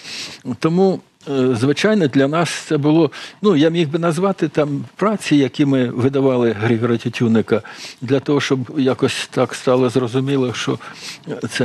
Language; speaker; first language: Ukrainian; native; Ukrainian